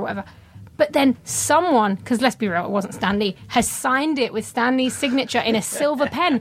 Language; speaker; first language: English; native; English